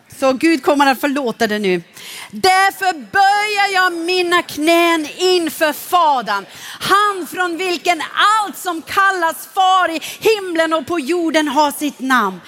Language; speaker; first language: Swedish; non-native, fluent; German